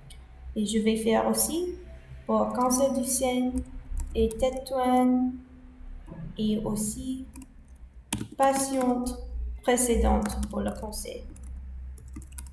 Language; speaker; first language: French; non-native, learner; English